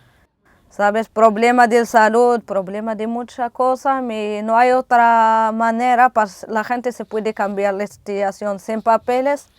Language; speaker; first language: Spanish; non-native, learner; Arabic